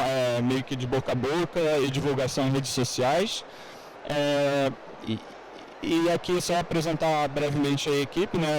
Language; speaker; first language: Portuguese; native; Portuguese